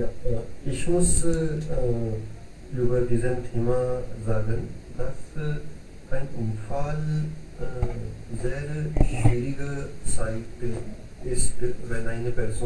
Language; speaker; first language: German; non-native, learner; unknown